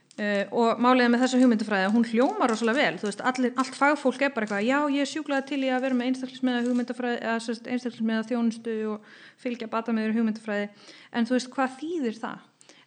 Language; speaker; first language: Icelandic; non-native, fluent; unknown